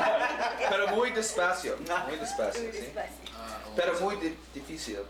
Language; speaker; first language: Spanish; non-native, learner; English